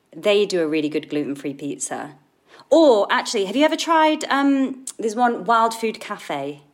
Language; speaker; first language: English; native; English